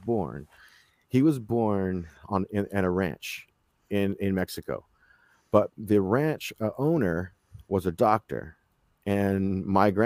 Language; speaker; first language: English; native; English